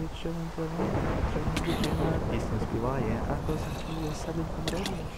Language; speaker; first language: Ukrainian; native; Ukrainian